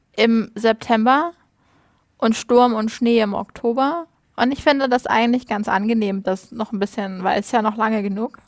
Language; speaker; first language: German; native; German